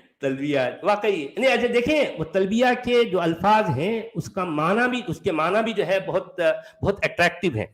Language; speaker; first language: Urdu; native; Urdu